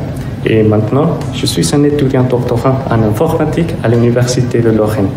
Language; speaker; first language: French; non-native, fluent; Spanish